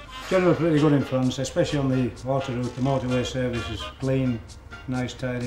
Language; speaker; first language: English; native; English